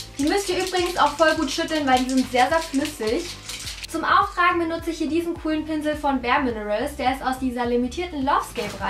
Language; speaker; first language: German; native; German